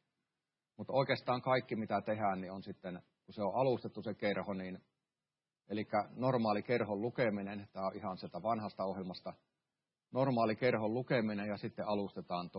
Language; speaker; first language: Finnish; native; Finnish